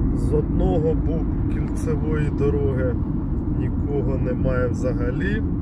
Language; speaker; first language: Ukrainian; non-native, local second language; Russian